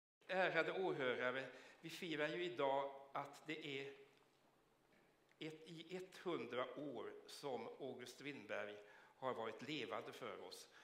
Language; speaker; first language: Swedish; native; Swedish